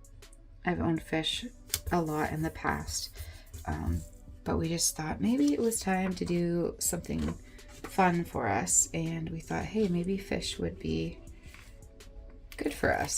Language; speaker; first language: English; native; English